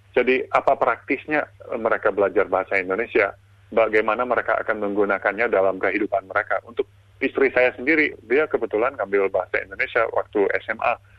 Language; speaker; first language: Indonesian; non-native, fluent; English